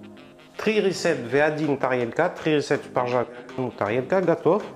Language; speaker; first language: Russian; non-native, learner; French